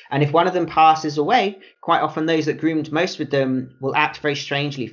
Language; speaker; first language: English; native; English